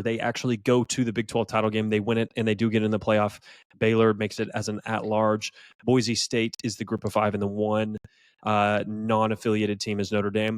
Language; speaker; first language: English; native; English